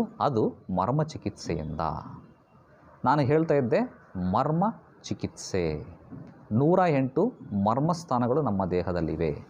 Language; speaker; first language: Kannada; native; Kannada